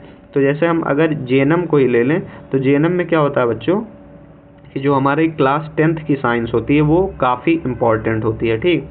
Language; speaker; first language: Hindi; native; Hindi